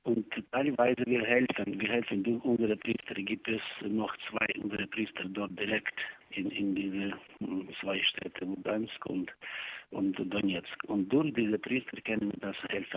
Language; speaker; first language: German; non-native, learner; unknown